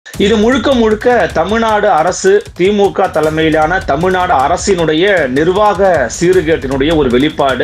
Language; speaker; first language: Tamil; native; Tamil